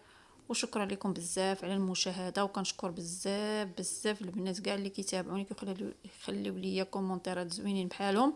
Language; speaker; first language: Arabic; native; Arabic